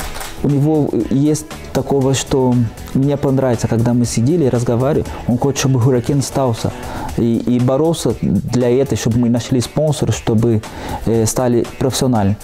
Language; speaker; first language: Russian; non-native, fluent; Portuguese